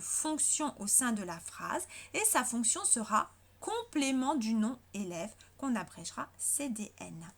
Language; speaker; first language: French; native; French